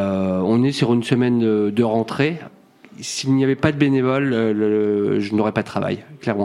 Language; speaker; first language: French; native; French